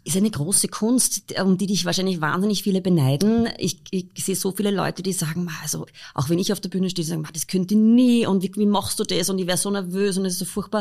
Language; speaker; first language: German; native; German